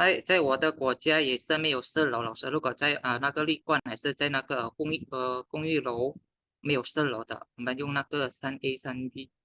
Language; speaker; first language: Chinese; early bilingual, heritage; Min Nan Chinese